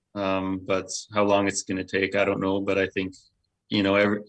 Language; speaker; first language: English; native; English